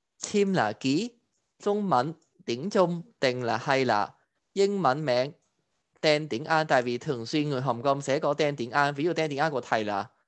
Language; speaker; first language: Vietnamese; non-native, fluent; Cantonese